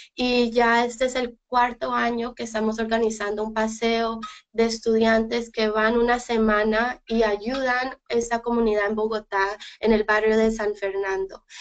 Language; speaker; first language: Spanish; early bilingual, heritage; Spanish